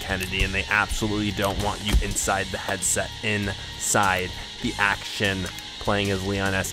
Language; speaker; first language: English; native; English